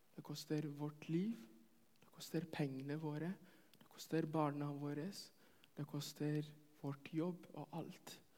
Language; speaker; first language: Norwegian; non-native, fluent; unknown